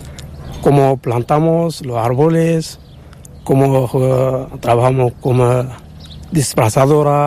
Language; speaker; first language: Spanish; non-native, learner; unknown